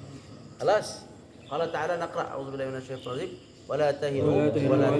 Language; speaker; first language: Arabic; non-native, fluent; Indonesian